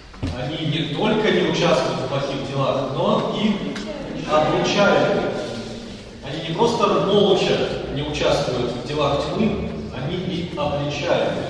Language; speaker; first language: Russian; native; Russian